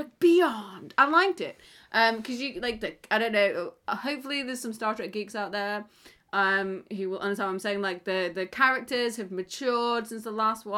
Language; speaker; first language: English; native; English